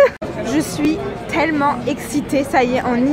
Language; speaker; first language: French; native; French